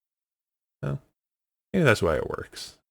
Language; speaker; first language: English; native; English